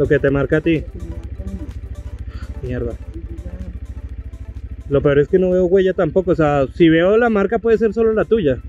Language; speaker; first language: Spanish; native; Spanish